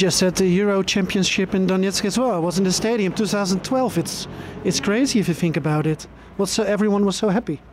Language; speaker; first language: English; non-native, fluent; Dutch